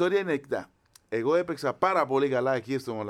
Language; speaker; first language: Greek; non-native, learner; Spanish